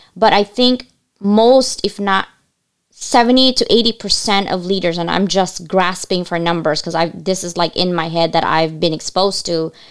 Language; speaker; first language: English; early bilingual, other home language; Cebuano